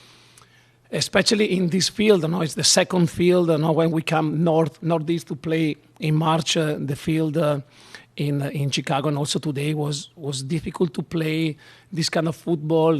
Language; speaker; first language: English; non-native, fluent; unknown